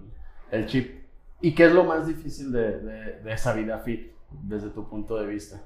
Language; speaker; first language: Spanish; native; Spanish